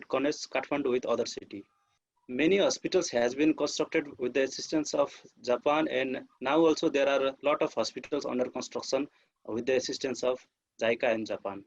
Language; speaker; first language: English; non-native, fluent; Nepali